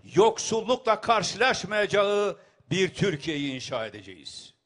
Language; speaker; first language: Turkish; native; Turkish